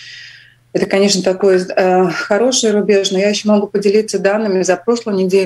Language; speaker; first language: Russian; non-native, local second language; Latvian